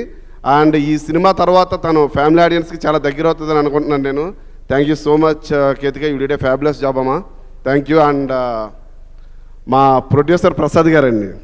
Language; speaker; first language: Telugu; native; Telugu